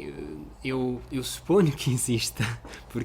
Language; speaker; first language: Portuguese; non-native, fluent; Russian